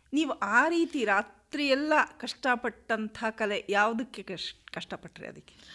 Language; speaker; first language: Kannada; native; Kannada